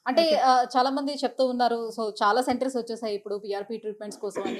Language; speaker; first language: Telugu; native; Telugu